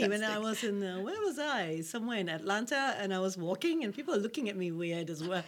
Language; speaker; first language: English; non-native, local second language; Tamil